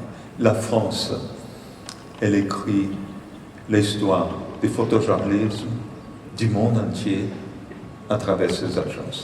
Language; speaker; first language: French; non-native, fluent; Portuguese